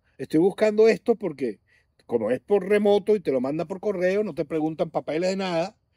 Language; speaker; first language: Spanish; native; Spanish